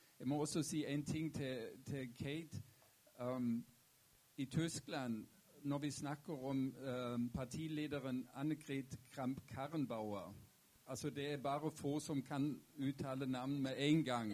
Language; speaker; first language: Norwegian; non-native, fluent; German